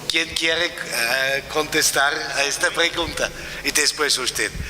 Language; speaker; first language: Spanish; non-native, fluent; German